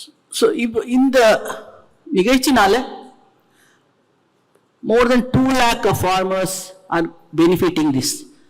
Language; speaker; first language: English; non-native, local second language; Tamil